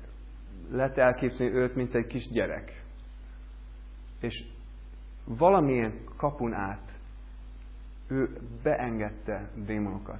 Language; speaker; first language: Hungarian; non-native, learner; English